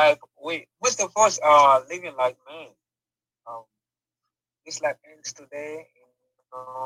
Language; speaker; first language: English; non-native, local second language; Igbo